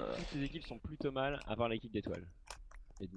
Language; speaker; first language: French; native; French